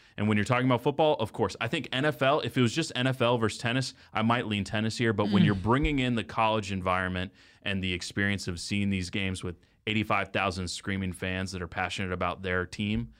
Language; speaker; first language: English; native; English